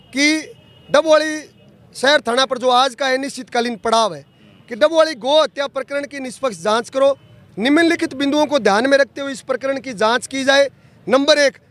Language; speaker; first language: Hindi; native; Hindi